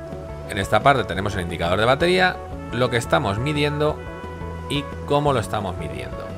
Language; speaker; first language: Spanish; native; Spanish